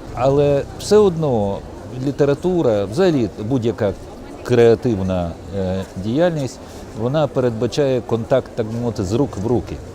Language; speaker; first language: Ukrainian; non-native, local second language; Russian